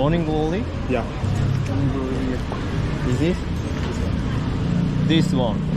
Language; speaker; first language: English; non-native, learner; Korean